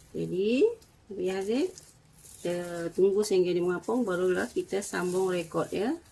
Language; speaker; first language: Malay; native; Malay